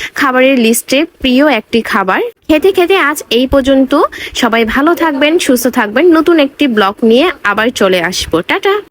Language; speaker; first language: Bangla; non-native, local second language; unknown